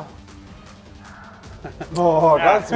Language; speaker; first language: German; native; German